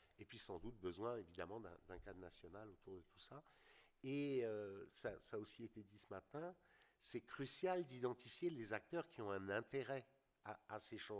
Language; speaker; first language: French; native; French